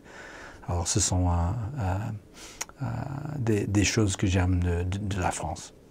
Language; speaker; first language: French; non-native, fluent; English